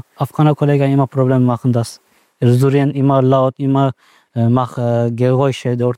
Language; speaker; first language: German; non-native, learner; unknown